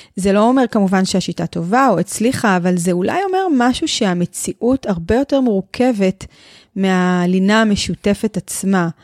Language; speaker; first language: Hebrew; native; Hebrew